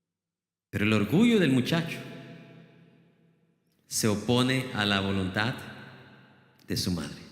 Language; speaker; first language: Spanish; native; Spanish